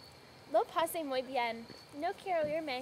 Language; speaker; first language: Spanish; non-native, learner; English